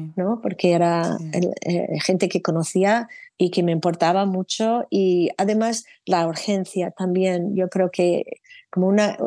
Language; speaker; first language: Spanish; non-native, fluent; English